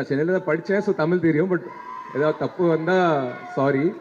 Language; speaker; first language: Tamil; non-native, local second language; Telugu